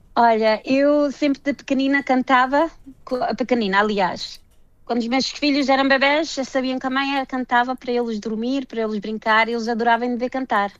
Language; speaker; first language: Portuguese; early bilingual, heritage; Portuguese